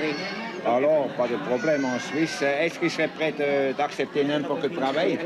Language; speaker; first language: French; non-native, fluent; Swiss German